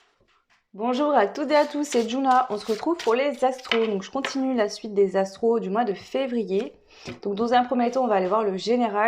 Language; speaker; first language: French; native; French